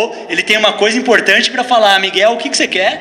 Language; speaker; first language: Portuguese; native; Portuguese